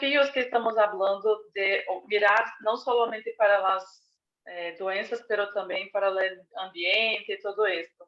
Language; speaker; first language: Spanish; non-native, fluent; Portuguese